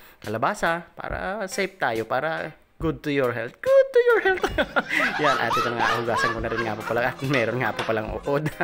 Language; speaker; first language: Filipino; non-native, local second language; Bikol